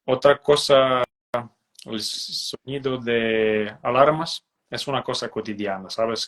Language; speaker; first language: Spanish; non-native, fluent; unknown